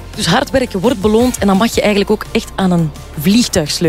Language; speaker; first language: Dutch; native; Dutch